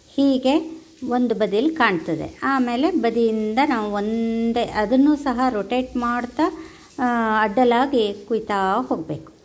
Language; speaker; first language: Kannada; non-native, local second language; Konkani